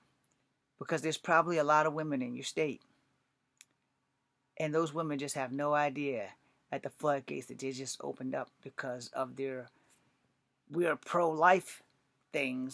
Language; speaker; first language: English; native; English